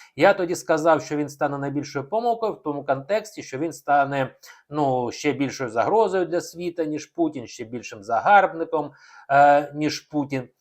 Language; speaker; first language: Ukrainian; non-native, local second language; Russian